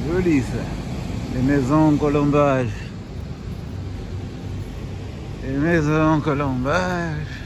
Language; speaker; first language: French; non-native, fluent; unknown